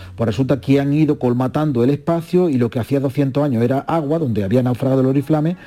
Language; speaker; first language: Spanish; native; Spanish